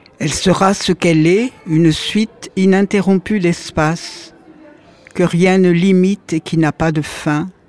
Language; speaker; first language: French; native; French